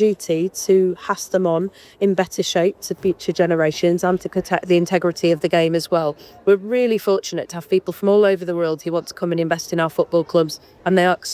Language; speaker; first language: English; native; English